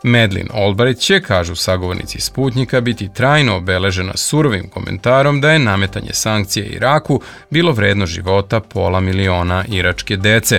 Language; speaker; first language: Serbian; native; Serbian